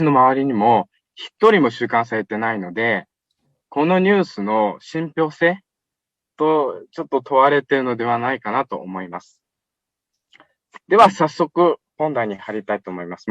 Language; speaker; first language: Japanese; non-native, fluent; Uyghur